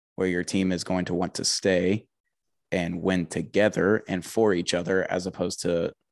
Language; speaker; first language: English; native; English